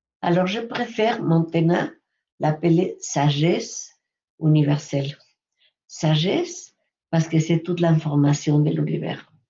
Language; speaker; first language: French; non-native, fluent; Spanish